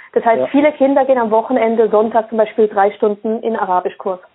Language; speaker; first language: German; early bilingual, other home language; Swiss German